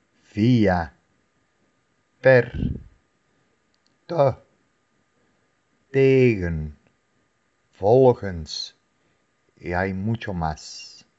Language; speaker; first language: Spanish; non-native, fluent; Dutch